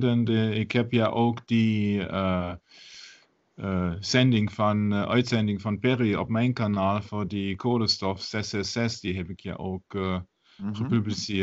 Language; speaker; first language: Dutch; non-native, learner; German